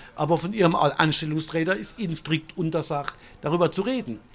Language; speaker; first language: German; non-native, fluent; Italian